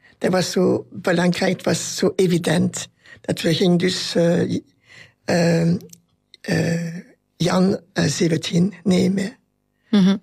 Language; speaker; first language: Dutch; non-native, local second language; French